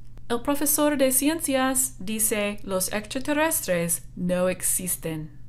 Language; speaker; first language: Spanish; non-native, fluent; English